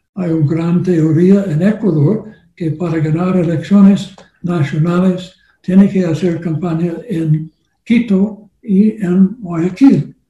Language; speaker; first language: Spanish; non-native, learner; English